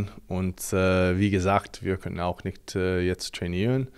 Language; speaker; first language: German; non-native, fluent; English